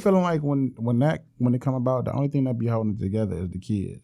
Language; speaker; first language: English; native; English